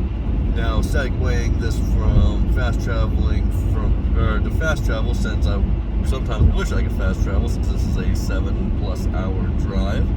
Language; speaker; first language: English; native; English